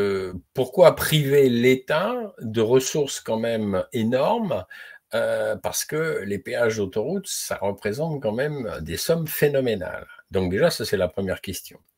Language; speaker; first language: French; native; French